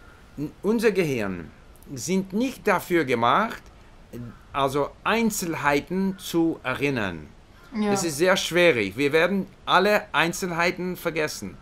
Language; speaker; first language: German; non-native, learner; English